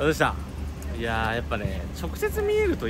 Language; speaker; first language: Japanese; native; Japanese